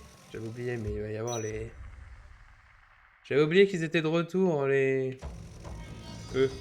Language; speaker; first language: French; native; French